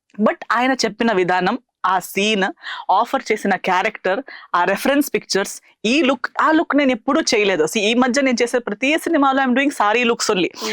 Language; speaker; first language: Telugu; non-native, fluent; Konkani